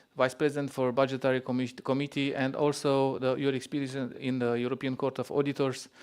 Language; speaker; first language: English; non-native, fluent; Romanian